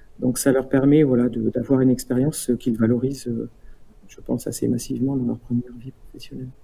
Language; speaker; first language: French; native; French